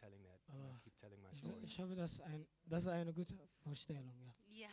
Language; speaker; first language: German; non-native, learner; Arabic